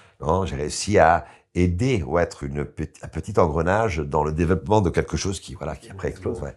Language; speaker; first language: French; non-native, fluent; Italian